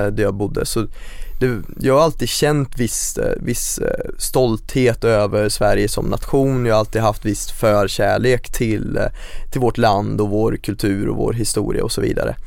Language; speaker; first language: Swedish; native; Swedish